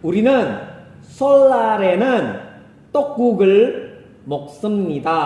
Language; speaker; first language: Korean; non-native, fluent; Indonesian